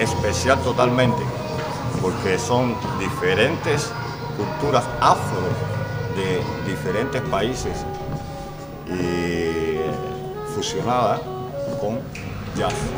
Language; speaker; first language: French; non-native, learner; Spanish